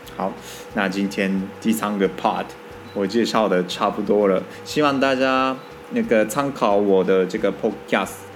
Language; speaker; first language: Chinese; non-native, fluent; Japanese